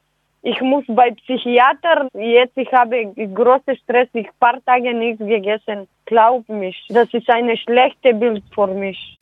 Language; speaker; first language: German; non-native, learner; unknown